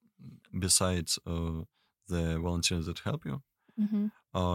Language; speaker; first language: English; non-native, learner; Russian